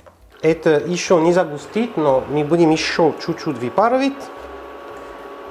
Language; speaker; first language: Russian; non-native, learner; French